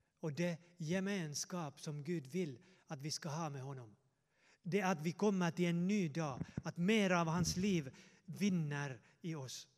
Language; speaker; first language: Swedish; non-native, fluent; Finnish